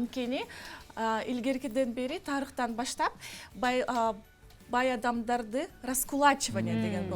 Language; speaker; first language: Kyrgyz; non-native, local second language; Russian